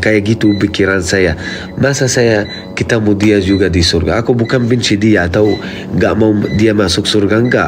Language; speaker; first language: Indonesian; non-native, fluent; Arabic